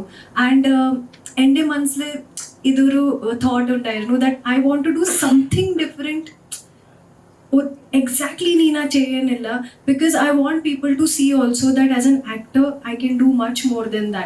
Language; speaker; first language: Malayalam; non-native, learner; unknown